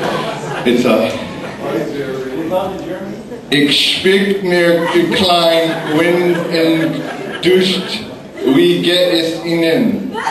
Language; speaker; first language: German; non-native, learner; English